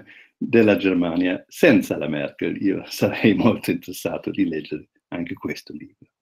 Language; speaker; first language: Italian; non-native, fluent; German